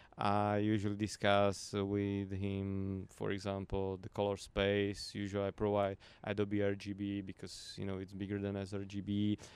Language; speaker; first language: English; non-native, fluent; Slovak